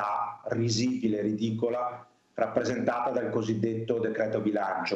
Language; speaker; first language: Italian; native; Italian